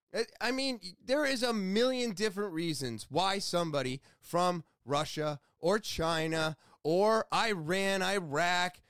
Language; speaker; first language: English; native; English